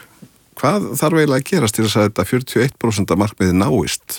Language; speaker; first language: Icelandic; native; Icelandic